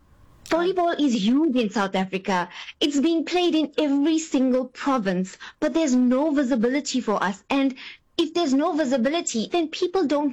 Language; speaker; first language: English; native; English